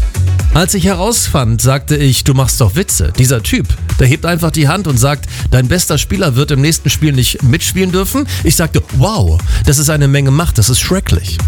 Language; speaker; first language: German; native; German